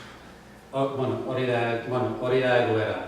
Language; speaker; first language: Basque; non-native, fluent; English